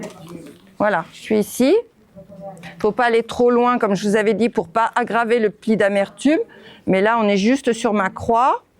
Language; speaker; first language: French; native; French